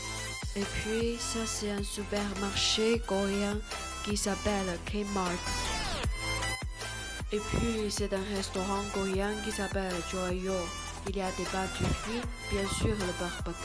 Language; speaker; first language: French; non-native, learner; Chinese